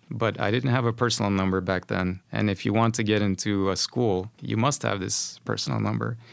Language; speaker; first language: English; non-native, fluent; Spanish